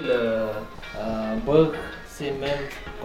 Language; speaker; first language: French; non-native, learner; Tibetan